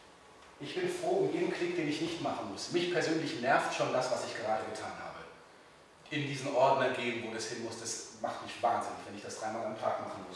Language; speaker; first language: German; native; German